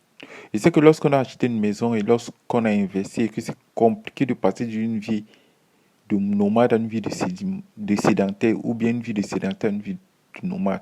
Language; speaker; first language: French; native; French